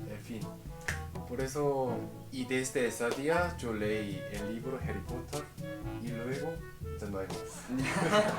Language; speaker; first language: Spanish; non-native, fluent; Korean